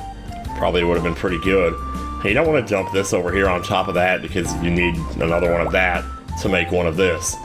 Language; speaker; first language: English; native; English